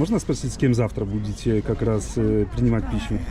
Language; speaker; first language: Russian; non-native, fluent; Polish